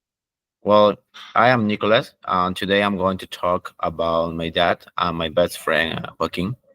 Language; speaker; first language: English; non-native, learner; Spanish